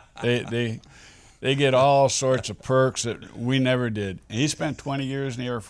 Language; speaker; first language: English; native; English